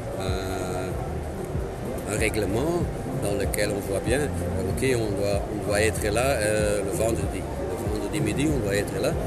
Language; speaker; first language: French; non-native, local second language; Dutch